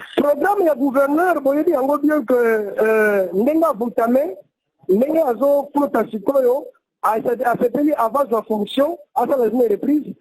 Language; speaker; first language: Lingala; non-native, local second language; Kongo